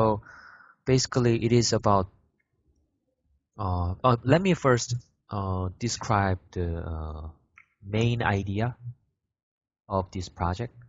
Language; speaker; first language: English; non-native, learner; Korean